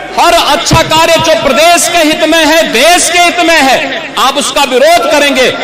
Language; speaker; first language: Hindi; native; Hindi